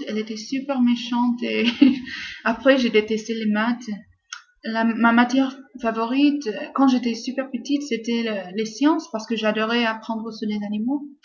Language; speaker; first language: French; non-native, fluent; English